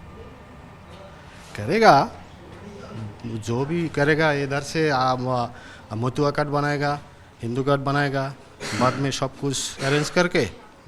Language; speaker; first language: Hindi; non-native, learner; Bangla